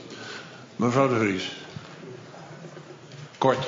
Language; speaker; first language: Dutch; native; Dutch